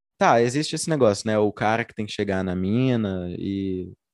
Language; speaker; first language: Portuguese; native; Portuguese